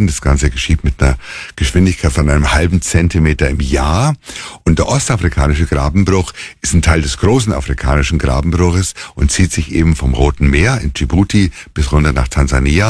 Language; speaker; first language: German; native; German